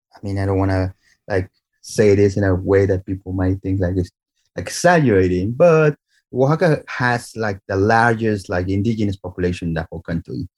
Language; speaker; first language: English; non-native, fluent; Spanish